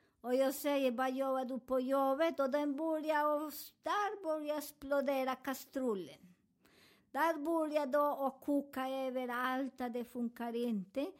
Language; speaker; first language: Swedish; non-native, fluent; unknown